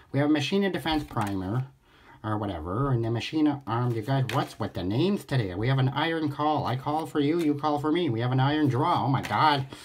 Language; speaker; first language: English; native; English